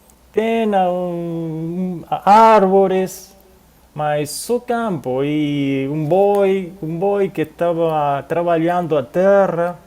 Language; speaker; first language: Portuguese; non-native, fluent; Spanish